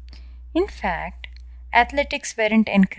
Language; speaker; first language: English; non-native, local second language; Tamil